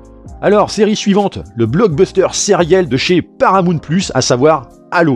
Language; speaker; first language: French; native; French